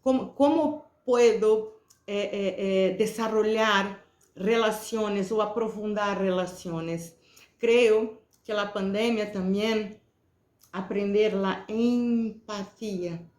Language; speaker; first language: Spanish; non-native, fluent; Portuguese